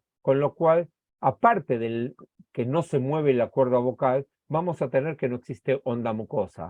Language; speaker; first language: Spanish; native; Spanish